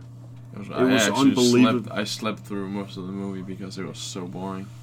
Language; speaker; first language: English; non-native, fluent; Danish